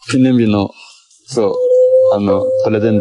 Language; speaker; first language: Japanese; non-native, fluent; Chinese